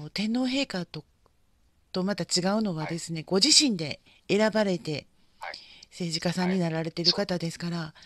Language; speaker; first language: Japanese; native; Japanese